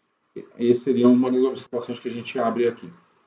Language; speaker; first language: Portuguese; native; Portuguese